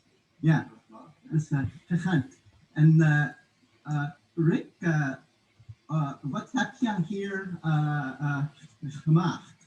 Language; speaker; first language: Dutch; non-native, learner; English